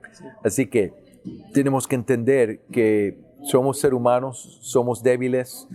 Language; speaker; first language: Spanish; early bilingual, heritage; English